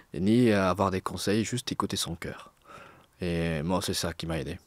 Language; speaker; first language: French; non-native, fluent; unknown